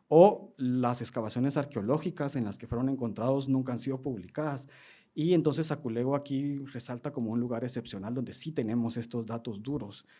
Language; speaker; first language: Spanish; native; Spanish